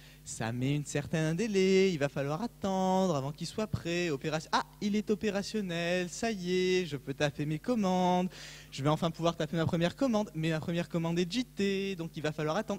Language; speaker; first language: French; native; French